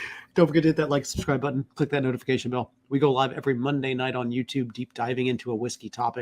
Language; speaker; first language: English; native; English